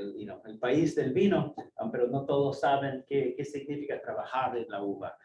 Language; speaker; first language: Spanish; non-native, fluent; English